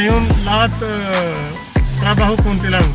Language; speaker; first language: Filipino; non-native, learner; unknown